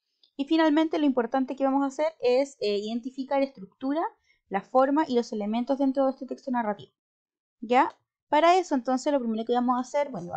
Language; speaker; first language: Spanish; native; Spanish